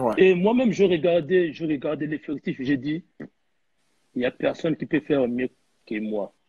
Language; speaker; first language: French; non-native, local second language; Lingala